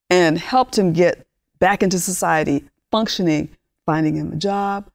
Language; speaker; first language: English; early bilingual, other home language; Spanish